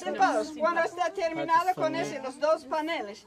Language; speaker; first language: Spanish; non-native, learner; English